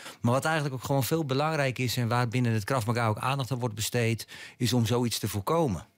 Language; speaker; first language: Dutch; native; Dutch